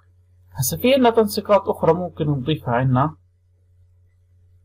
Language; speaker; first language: Arabic; native; Arabic